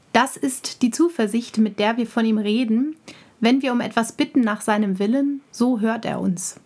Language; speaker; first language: German; native; German